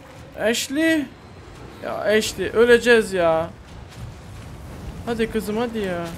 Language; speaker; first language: Turkish; native; Turkish